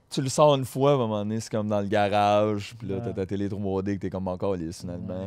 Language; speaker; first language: French; native; French